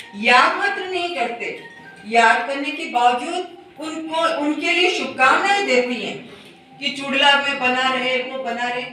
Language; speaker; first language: Hindi; native; Hindi